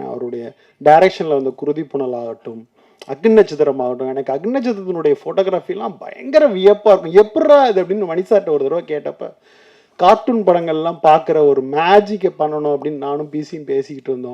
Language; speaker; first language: Tamil; native; Tamil